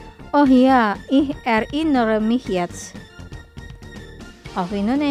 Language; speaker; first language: German; non-native, fluent; Indonesian